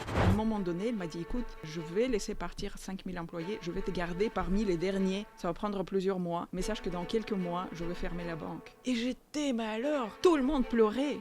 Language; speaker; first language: French; non-native, fluent; Russian